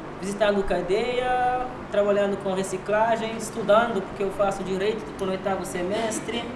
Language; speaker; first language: Portuguese; non-native, local second language; Kabuverdianu